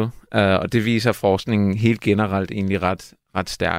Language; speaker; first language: Danish; non-native, fluent; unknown